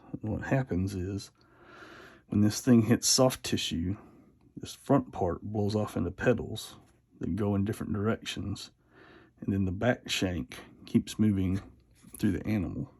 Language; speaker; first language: English; native; English